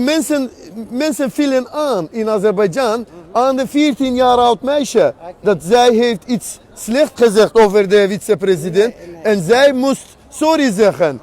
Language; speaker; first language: Dutch; non-native, learner; Azerbaijani